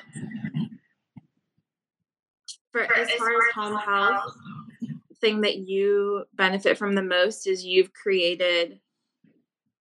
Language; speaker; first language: English; native; English